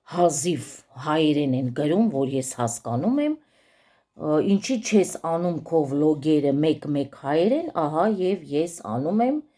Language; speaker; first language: Armenian; early bilingual, heritage; Armenian